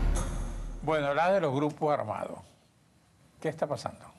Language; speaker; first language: Spanish; native; Spanish